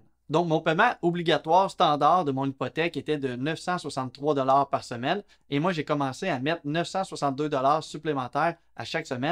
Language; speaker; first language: French; native; French